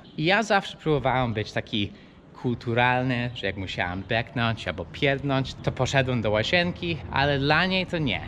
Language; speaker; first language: Polish; early bilingual, heritage; English